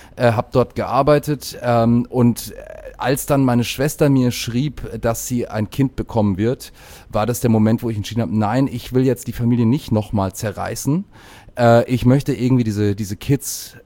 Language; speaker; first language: German; early bilingual, other home language; English